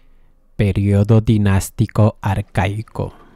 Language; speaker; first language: Spanish; native; Spanish